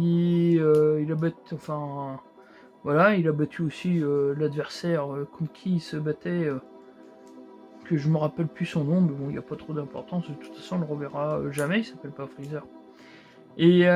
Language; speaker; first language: French; native; French